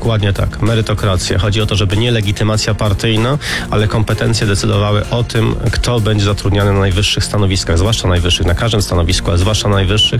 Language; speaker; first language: Polish; native; Polish